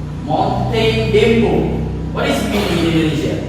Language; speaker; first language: English; non-native, learner; Indonesian